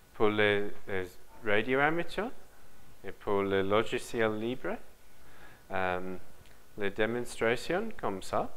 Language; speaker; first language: French; non-native, learner; English